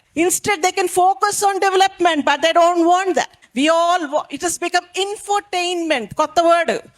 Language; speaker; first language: English; non-native, local second language; Telugu